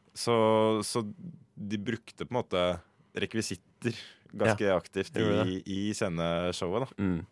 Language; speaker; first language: Norwegian; native; Norwegian